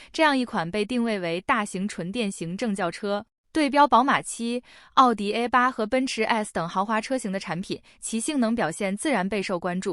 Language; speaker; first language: Chinese; native; Chinese